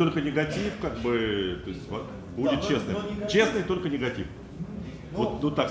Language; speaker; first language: Russian; native; Russian